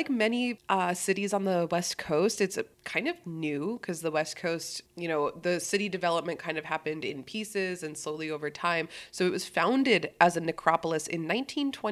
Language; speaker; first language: English; native; English